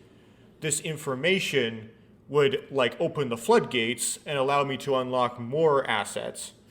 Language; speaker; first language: English; native; English